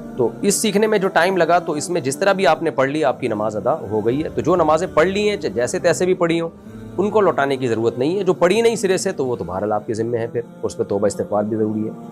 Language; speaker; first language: Urdu; native; Urdu